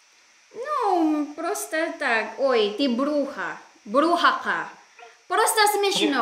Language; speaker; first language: Russian; non-native, learner; Filipino